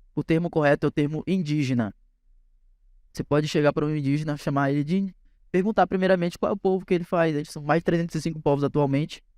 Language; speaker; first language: Portuguese; native; Portuguese